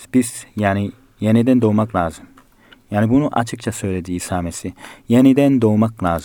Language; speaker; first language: Turkish; non-native, fluent; Korean